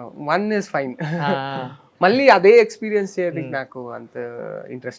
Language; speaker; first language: Telugu; non-native, learner; Kannada